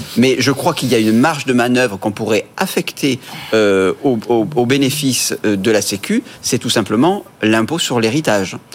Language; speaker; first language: French; native; French